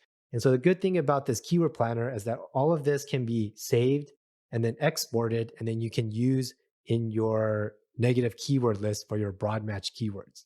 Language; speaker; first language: English; native; English